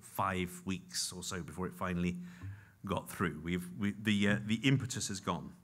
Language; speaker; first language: English; native; English